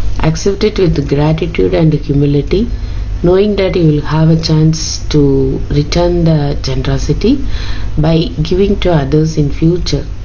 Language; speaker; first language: English; non-native, local second language; Tamil